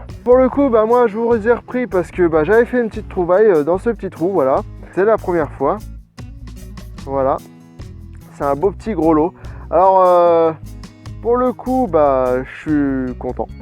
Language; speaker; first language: French; native; French